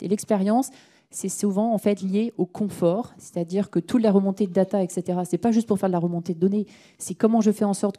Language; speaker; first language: French; native; French